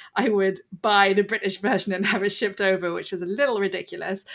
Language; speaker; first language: English; native; English